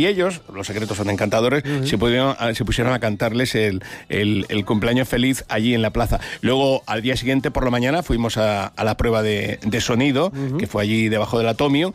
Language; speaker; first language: Spanish; native; Spanish